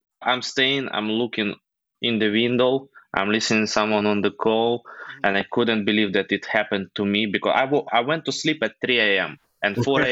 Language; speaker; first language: English; non-native, fluent; Ukrainian